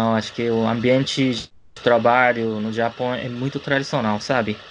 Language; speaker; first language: Portuguese; non-native, fluent; Japanese